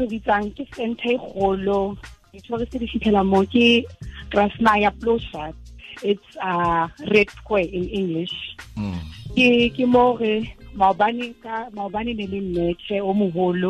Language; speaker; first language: English; non-native, local second language; Zulu